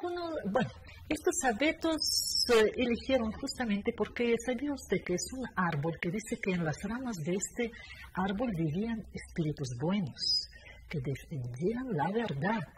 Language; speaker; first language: Spanish; non-native, fluent; Russian